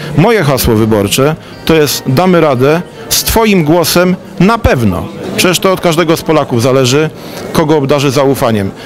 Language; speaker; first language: Polish; native; Polish